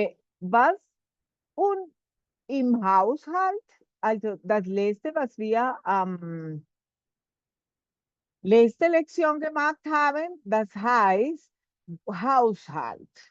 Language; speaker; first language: German; non-native, fluent; Spanish